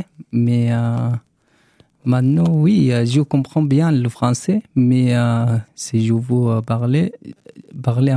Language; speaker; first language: French; non-native, learner; Arabic